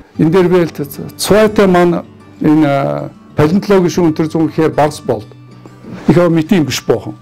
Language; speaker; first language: German; non-native, fluent; Mongolian